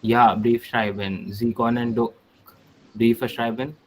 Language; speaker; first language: German; non-native, learner; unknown